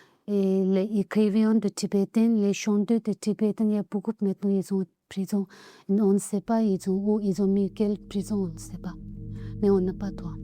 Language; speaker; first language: French; non-native, learner; Tibetan